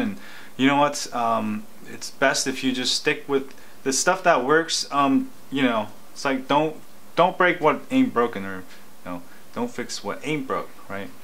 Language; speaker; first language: English; native; English